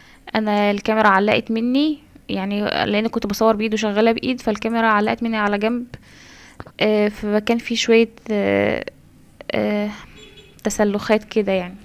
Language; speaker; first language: Arabic; native; Arabic